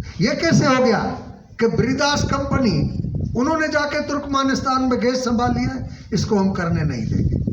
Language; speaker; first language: Urdu; non-native, local second language; Sindhi